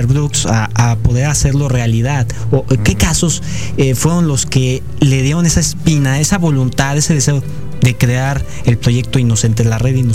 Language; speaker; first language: Spanish; native; Spanish